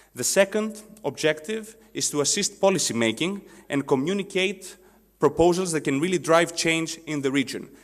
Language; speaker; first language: English; non-native, fluent; Greek